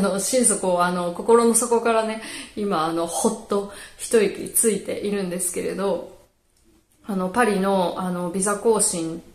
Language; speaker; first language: Japanese; native; Japanese